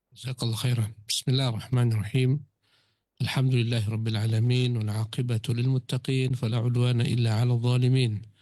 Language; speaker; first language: Malay; native; Malay